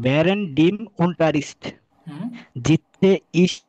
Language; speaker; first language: German; non-native, learner; Bangla